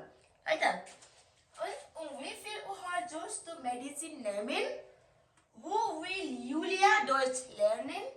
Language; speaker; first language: German; non-native, fluent; Nepali